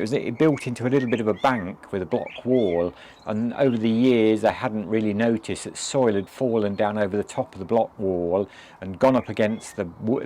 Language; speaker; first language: English; native; English